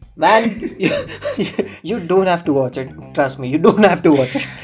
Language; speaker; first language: English; non-native, local second language; Hindi